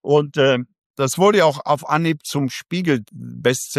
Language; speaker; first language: German; native; German